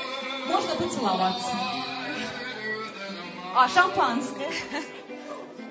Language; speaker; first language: Russian; native; Russian